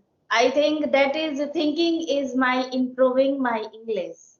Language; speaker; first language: English; non-native, learner; Hindi